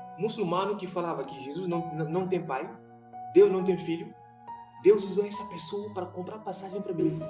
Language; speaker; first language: Portuguese; non-native, fluent; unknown